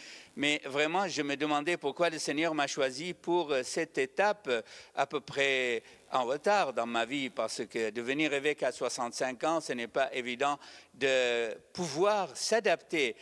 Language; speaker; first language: French; non-native, fluent; Arabic